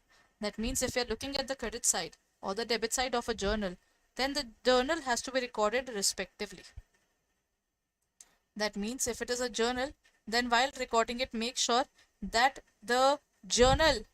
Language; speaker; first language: English; non-native, local second language; Hindi